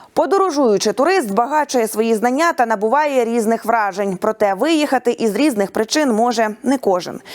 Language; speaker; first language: Ukrainian; native; Ukrainian